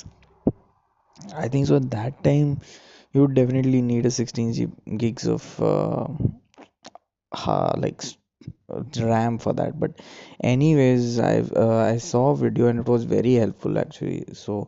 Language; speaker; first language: English; non-native, local second language; Marathi